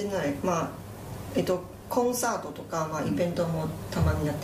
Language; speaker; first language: Japanese; non-native, fluent; Chinese